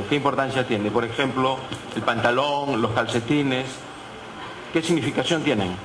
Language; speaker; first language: Spanish; native; Spanish